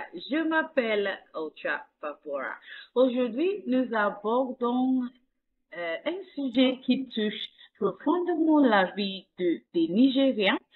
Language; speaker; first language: French; non-native, fluent; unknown